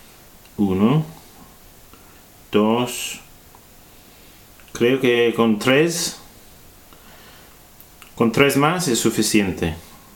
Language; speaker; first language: Spanish; non-native, fluent; English